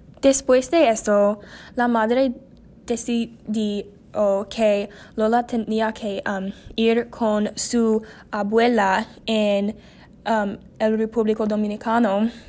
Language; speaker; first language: Spanish; non-native, learner; English